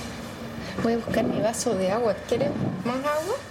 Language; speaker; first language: Spanish; early bilingual, heritage; Spanish